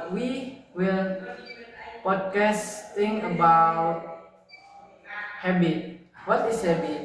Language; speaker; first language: English; non-native, learner; Indonesian